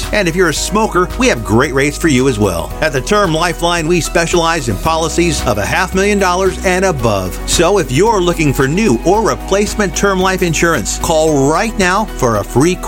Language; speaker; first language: English; native; English